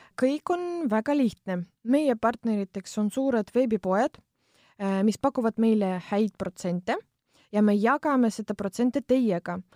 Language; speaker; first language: Estonian; non-native, local second language; Russian